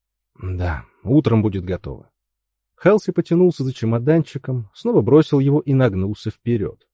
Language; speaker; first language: Russian; native; Russian